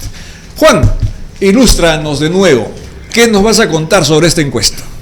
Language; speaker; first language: Spanish; native; Spanish